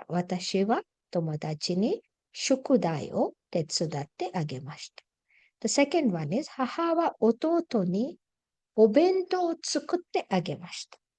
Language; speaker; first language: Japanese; non-native, fluent; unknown